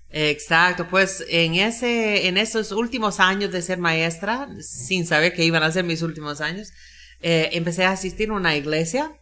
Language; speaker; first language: Spanish; non-native, fluent; English